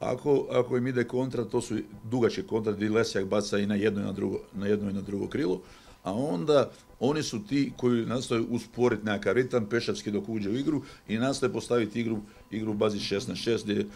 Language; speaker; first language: Croatian; native; Croatian